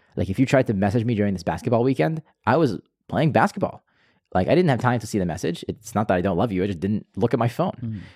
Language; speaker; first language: English; non-native, fluent; Hebrew